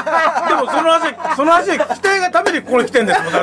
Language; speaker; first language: Japanese; native; Japanese